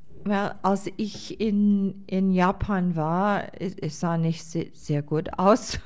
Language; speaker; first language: German; non-native, fluent; English